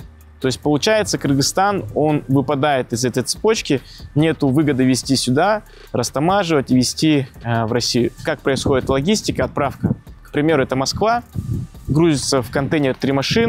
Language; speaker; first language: Russian; native; Russian